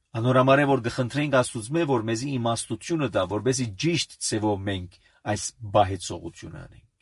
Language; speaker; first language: Armenian; early bilingual, heritage; Armenian